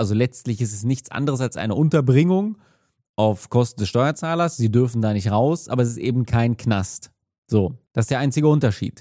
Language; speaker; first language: German; native; German